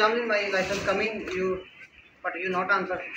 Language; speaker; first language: English; non-native, learner; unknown